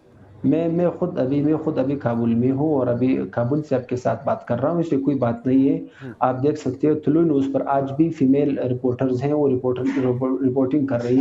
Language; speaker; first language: Hindi; non-native, fluent; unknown